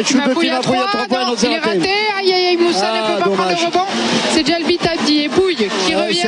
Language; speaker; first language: French; native; French